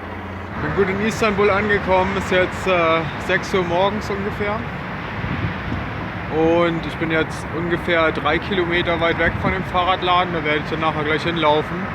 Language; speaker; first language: German; native; German